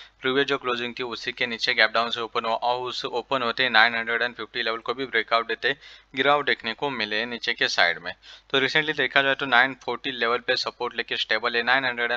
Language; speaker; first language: Hindi; native; Hindi